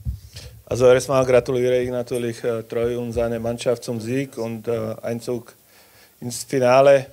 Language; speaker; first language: German; non-native, fluent; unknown